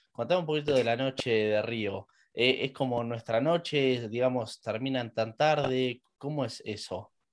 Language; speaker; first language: Spanish; native; Spanish